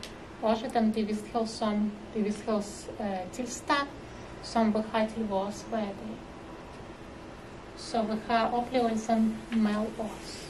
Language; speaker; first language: Danish; non-native, fluent; Russian